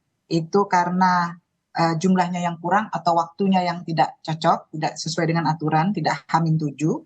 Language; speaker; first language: Indonesian; native; Indonesian